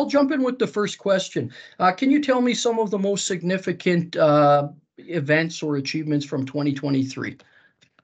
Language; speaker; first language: English; native; English